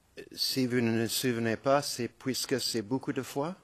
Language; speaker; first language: French; non-native, fluent; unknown